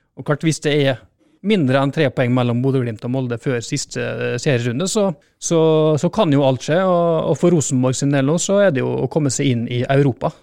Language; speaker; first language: Norwegian; native; Norwegian